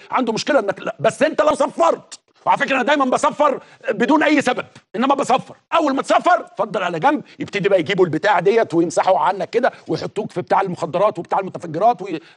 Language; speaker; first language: Arabic; native; Arabic